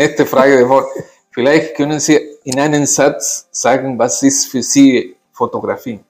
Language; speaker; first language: German; non-native, fluent; Spanish